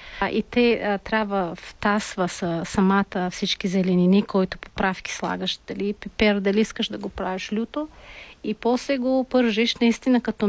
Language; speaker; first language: Bulgarian; non-native, fluent; Tajik